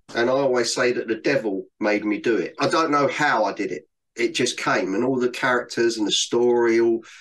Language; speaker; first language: English; native; English